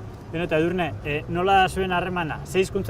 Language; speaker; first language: Basque; native; Basque